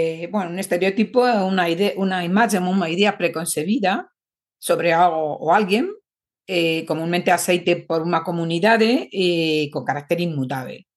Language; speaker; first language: Portuguese; non-native, fluent; Spanish